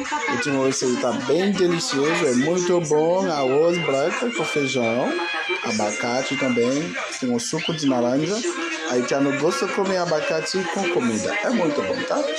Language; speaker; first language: Portuguese; non-native, learner; Haitian Creole